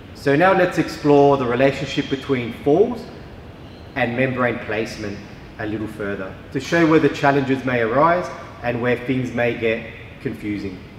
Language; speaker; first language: English; native; English